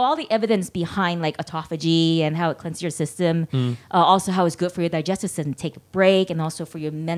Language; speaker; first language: English; non-native, local second language; Cantonese